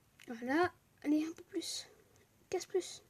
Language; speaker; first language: French; native; French